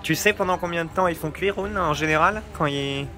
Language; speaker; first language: French; native; French